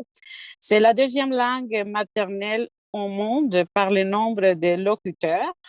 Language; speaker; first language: French; non-native, fluent; Spanish